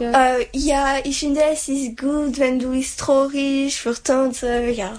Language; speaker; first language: German; non-native, learner; French